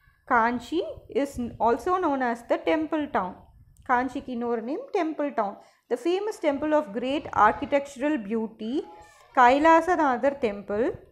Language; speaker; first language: English; non-native, local second language; Tamil